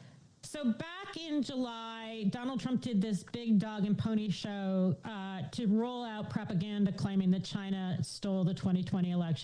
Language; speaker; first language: English; native; English